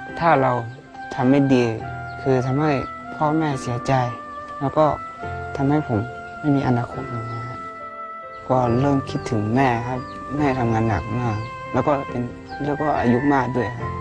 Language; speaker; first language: Thai; non-native, local second language; Akha